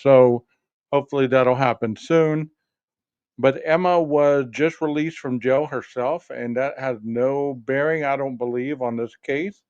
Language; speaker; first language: English; native; English